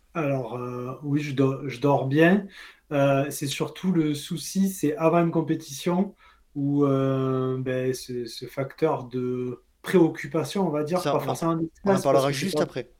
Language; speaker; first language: French; native; French